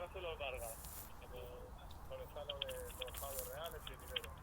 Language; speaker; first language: Spanish; native; Spanish